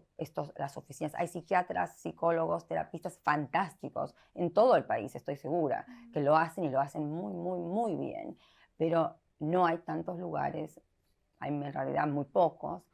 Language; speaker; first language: Spanish; early bilingual, heritage; Spanish